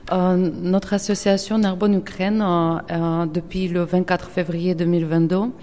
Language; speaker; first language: French; non-native, fluent; Ukrainian